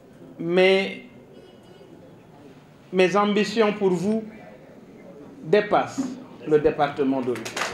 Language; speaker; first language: French; non-native, local second language; Wolof